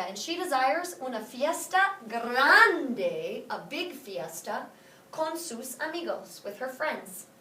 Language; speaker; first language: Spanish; non-native, fluent; English